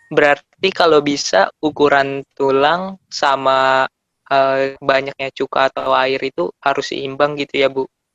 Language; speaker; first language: Indonesian; native; Indonesian